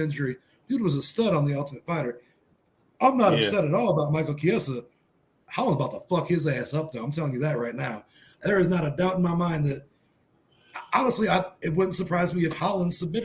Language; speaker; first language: English; native; English